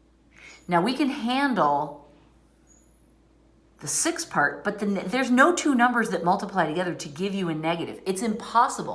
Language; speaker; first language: English; native; English